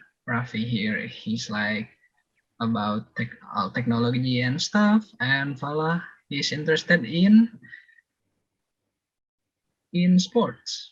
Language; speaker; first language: English; non-native, learner; Indonesian